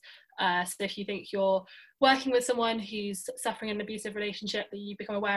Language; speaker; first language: English; native; English